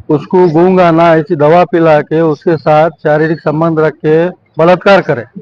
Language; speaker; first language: Hindi; non-native, local second language; Marathi